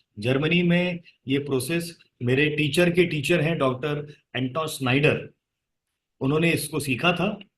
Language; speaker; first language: Hindi; native; Hindi